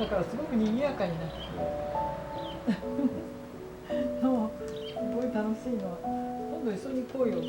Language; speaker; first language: Japanese; native; Japanese